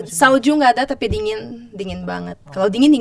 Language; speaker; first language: Indonesian; non-native, fluent; Portuguese